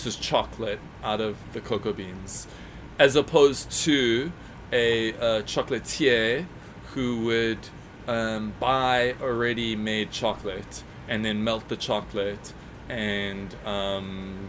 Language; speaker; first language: English; native; English